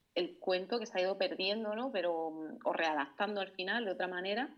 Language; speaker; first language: Spanish; native; Spanish